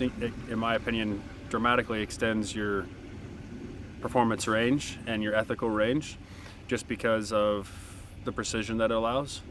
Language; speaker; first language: English; native; English